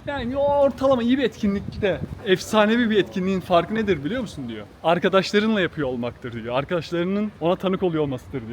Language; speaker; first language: Turkish; native; Turkish